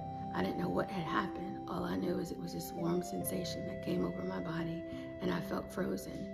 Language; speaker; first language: English; native; English